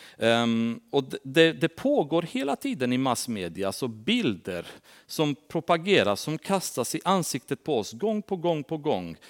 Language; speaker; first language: Swedish; non-native, fluent; Romanian